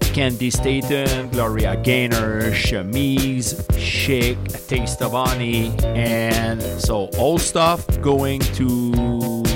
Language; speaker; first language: English; non-native, fluent; French